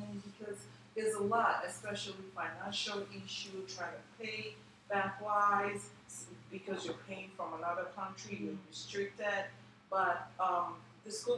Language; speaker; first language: English; non-native, local second language; Igbo